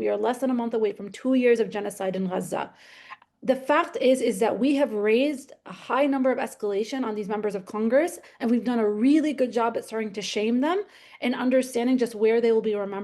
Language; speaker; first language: English; native; English